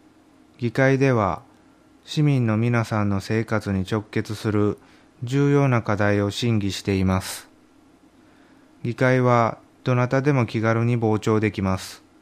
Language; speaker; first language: Japanese; native; Japanese